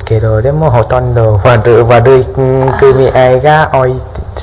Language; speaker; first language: Japanese; non-native, learner; Vietnamese